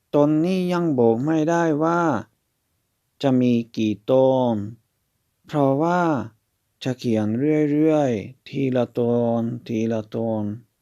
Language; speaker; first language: Thai; non-native, fluent; Hungarian